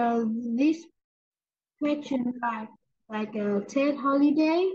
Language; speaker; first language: English; non-native, learner; Vietnamese